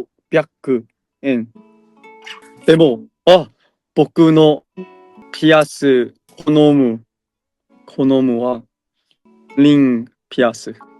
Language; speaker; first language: Japanese; non-native, learner; Korean